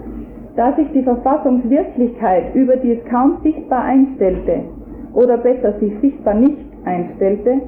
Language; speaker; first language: German; native; German